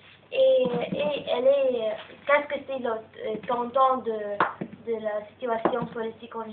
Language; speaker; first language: French; non-native, learner; Arabic